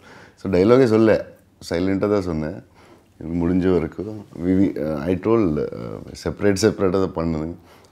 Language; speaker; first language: Tamil; non-native, learner; Telugu